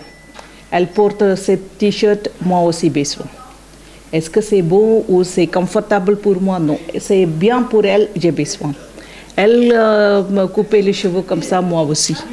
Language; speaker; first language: French; non-native, learner; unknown